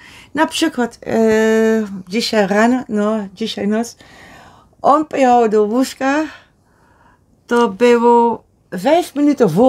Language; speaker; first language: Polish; non-native, learner; Dutch